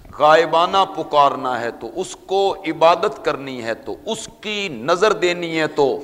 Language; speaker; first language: Urdu; non-native, local second language; Punjabi